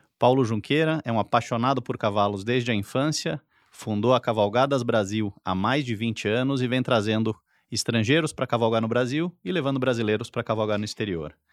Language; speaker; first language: Portuguese; native; Portuguese